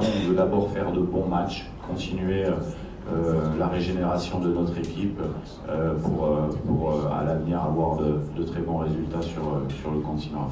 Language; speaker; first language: French; native; French